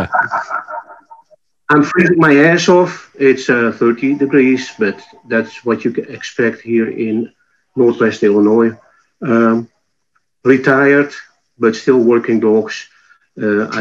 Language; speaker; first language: English; non-native, fluent; Dutch